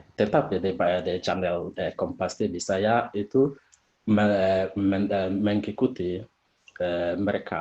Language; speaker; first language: Indonesian; non-native, fluent; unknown